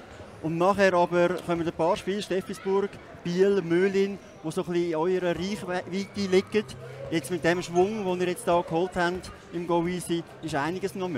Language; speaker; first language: German; native; German